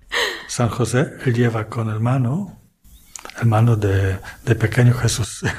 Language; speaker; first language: Spanish; non-native, fluent; Polish